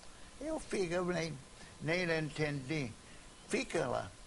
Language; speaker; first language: Portuguese; non-native, fluent; English